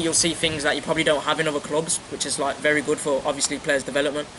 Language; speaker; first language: English; native; English